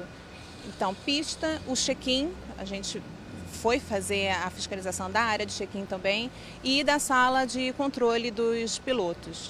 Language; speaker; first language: Portuguese; native; Portuguese